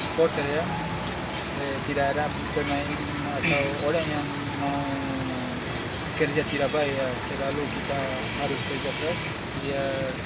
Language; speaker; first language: Indonesian; non-native, fluent; Spanish